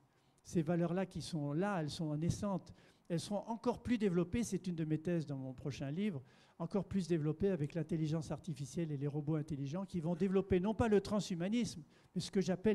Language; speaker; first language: French; native; French